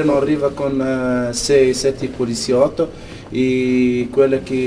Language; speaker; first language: Italian; non-native, learner; Arabic